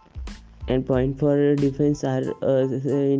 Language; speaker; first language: English; non-native, local second language; Marathi